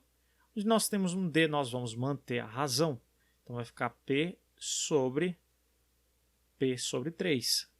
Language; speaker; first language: Portuguese; native; Portuguese